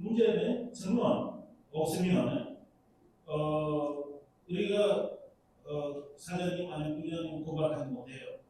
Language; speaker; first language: Korean; non-native, learner; Indonesian